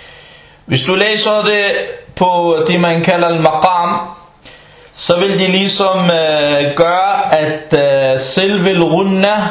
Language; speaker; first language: Danish; non-native, fluent; Arabic